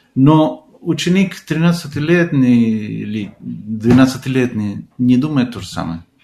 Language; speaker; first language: Russian; non-native, fluent; Spanish